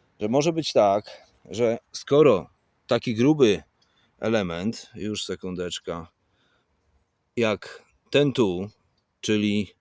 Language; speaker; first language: Polish; native; Polish